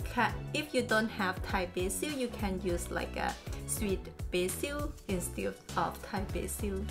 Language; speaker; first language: English; non-native, learner; Thai